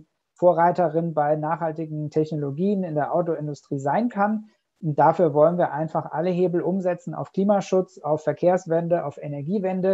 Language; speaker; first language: German; native; German